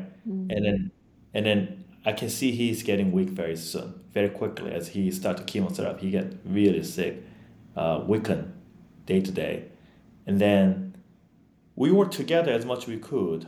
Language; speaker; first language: English; non-native, fluent; Korean